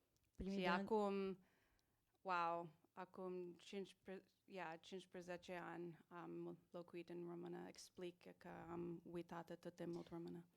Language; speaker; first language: Romanian; early bilingual, heritage; English